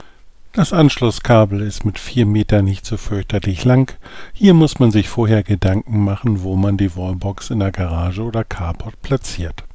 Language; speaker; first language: German; native; German